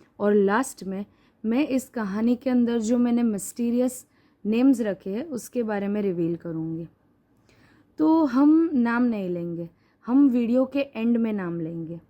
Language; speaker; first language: Hindi; native; Hindi